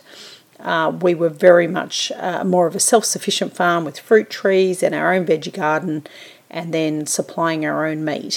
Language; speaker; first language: English; native; English